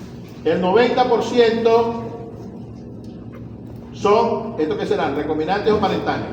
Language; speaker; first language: Spanish; native; Spanish